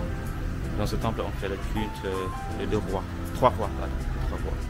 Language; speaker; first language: French; non-native, fluent; Vietnamese